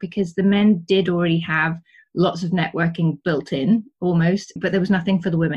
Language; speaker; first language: English; native; English